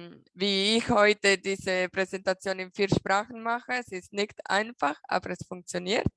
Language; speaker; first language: German; non-native, local second language; Italian